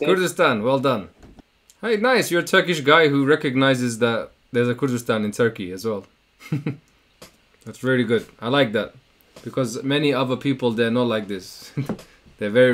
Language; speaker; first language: English; early bilingual, other home language; Kurdish